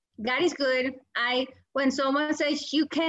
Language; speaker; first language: English; non-native, learner; Spanish